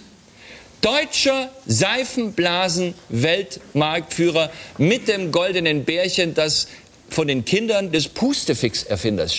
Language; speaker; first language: German; native; German